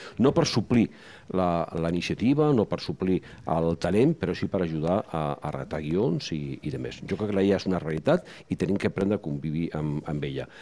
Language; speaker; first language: Catalan; non-native, local second language; Spanish